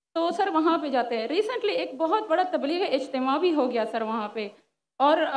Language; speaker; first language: Urdu; non-native, local second language; Pashto